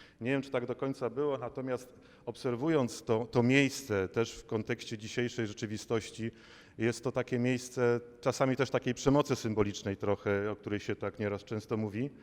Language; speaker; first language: Polish; native; Polish